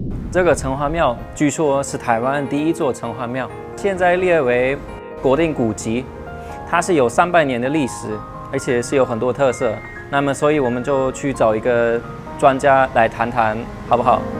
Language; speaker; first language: Chinese; non-native, fluent; German